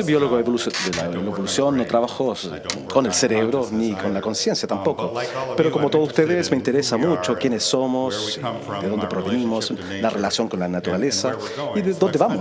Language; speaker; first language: Spanish; non-native, fluent; English